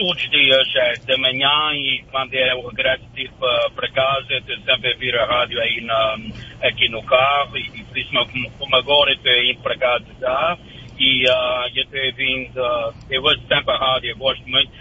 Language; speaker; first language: Portuguese; native; Portuguese